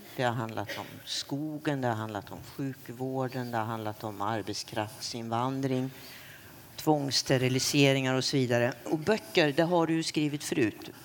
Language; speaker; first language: Swedish; native; Swedish